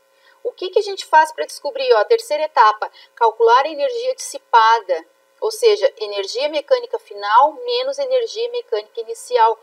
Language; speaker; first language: Portuguese; native; Portuguese